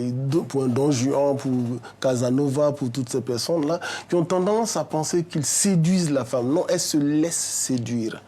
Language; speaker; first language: French; native; French